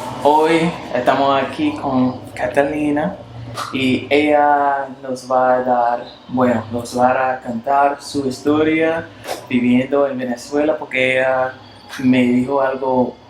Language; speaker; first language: Spanish; non-native, learner; English